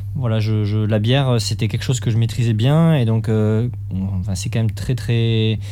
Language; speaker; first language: French; native; French